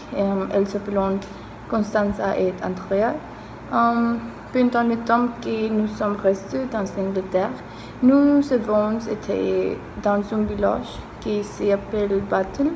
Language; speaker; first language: French; non-native, learner; Spanish